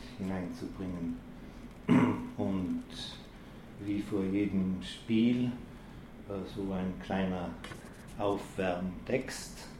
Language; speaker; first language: German; native; German